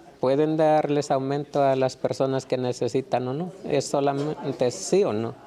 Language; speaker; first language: Spanish; native; Spanish